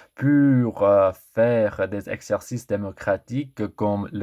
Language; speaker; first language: French; non-native, learner; English